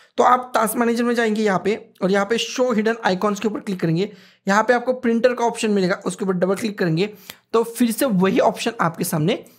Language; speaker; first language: Hindi; native; Hindi